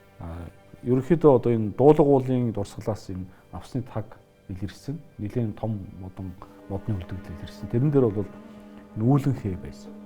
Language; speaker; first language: Mongolian; native; Mongolian